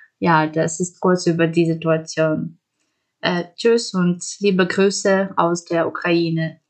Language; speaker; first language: German; non-native, fluent; Ukrainian